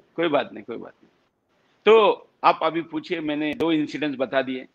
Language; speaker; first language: Hindi; non-native, local second language; Marathi